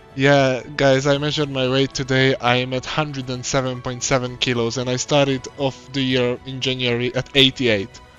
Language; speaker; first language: English; non-native, fluent; Hungarian